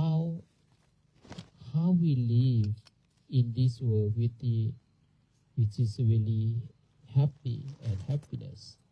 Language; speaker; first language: English; non-native, learner; Thai